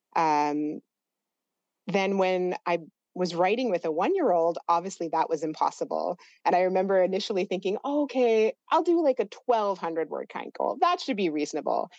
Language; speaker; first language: English; native; English